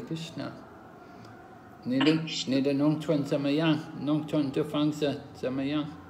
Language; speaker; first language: Chinese; non-native, learner; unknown